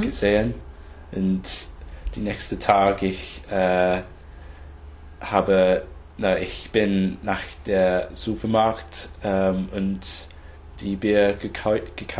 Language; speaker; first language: German; non-native, learner; English